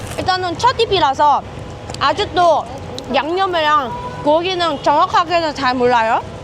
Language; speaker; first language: Korean; non-native, fluent; Vietnamese